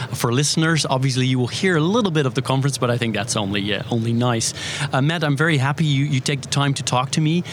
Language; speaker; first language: English; non-native, fluent; Dutch